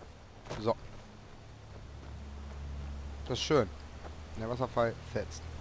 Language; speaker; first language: German; native; German